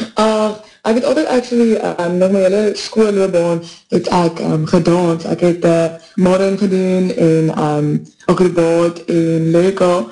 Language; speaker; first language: Afrikaans; native; Afrikaans